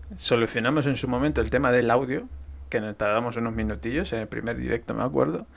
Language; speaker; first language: Spanish; native; Spanish